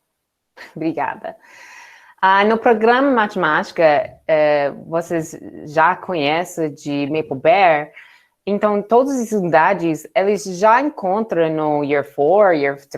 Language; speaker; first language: Portuguese; non-native, learner; English